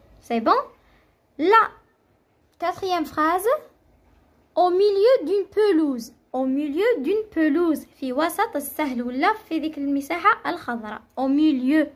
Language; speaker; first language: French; non-native, local second language; Arabic